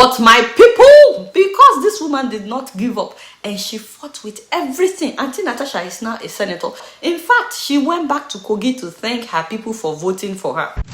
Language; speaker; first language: English; non-native, local second language; Yoruba